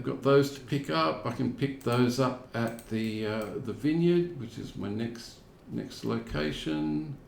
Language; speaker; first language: English; native; English